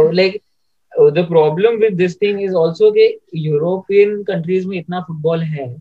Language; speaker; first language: Hindi; native; Hindi